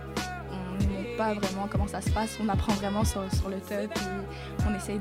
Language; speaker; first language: French; native; French